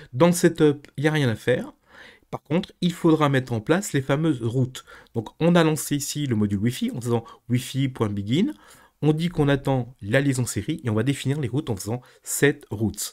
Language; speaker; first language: French; native; French